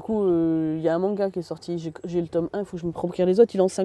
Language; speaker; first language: French; native; French